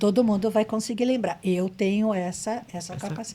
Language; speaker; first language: Portuguese; native; Portuguese